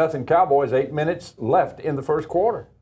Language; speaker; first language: English; native; English